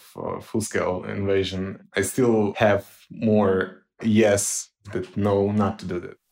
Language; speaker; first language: English; non-native, fluent; Ukrainian